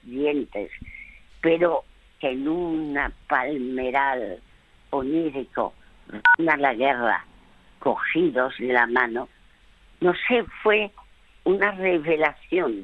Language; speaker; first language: Spanish; early bilingual, other home language; French